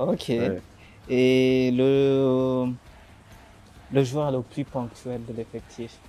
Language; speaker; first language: French; non-native, local second language; Rundi